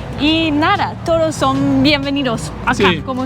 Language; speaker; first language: Spanish; non-native, learner; English